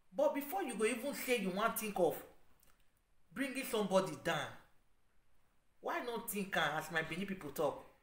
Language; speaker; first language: Nigerian Pidgin; non-native, local second language; Bini